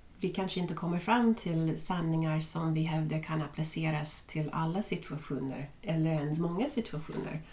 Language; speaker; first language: Swedish; non-native, fluent; English